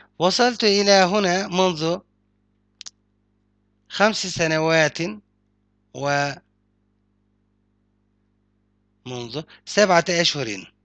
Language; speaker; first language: Arabic; non-native, fluent; Turkish